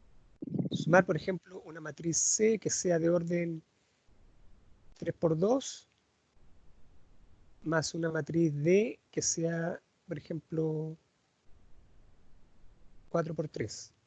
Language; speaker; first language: Spanish; native; Spanish